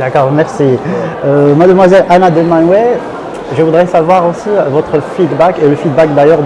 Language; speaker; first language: French; non-native, local second language; Arabic